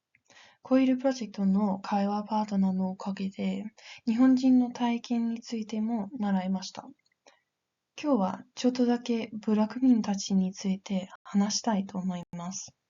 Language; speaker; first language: Japanese; non-native, learner; English